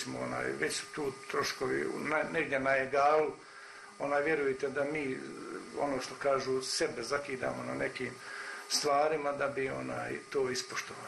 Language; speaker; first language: Croatian; native; Croatian